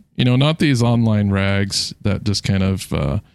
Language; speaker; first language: English; native; English